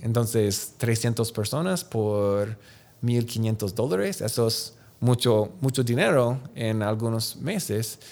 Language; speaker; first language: Spanish; non-native, learner; English